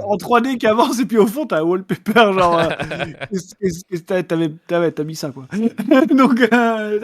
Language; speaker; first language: French; native; French